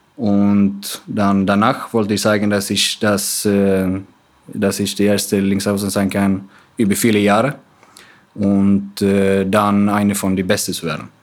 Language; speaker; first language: German; non-native, fluent; Swedish